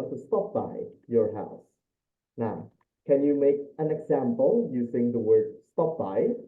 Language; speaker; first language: English; non-native, fluent; Indonesian